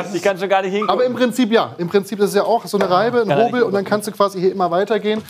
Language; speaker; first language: German; native; German